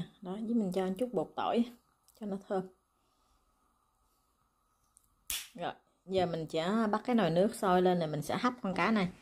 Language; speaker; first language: Vietnamese; native; Vietnamese